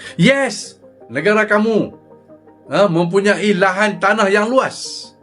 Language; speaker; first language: Malay; native; Malay